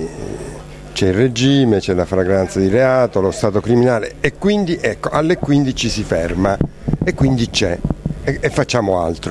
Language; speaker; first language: Italian; native; Italian